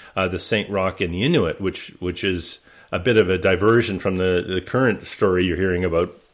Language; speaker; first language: English; native; English